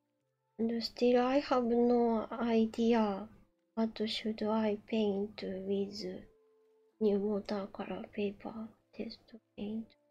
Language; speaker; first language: English; non-native, learner; Japanese